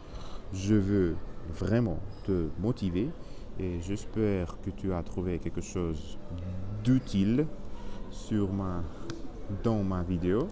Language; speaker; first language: French; non-native, learner; Spanish